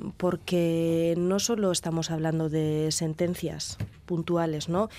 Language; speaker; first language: Spanish; non-native, local second language; Basque